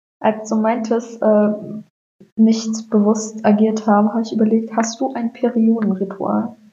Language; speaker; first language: German; native; German